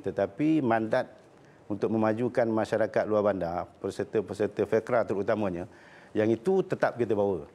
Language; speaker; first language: Malay; native; Malay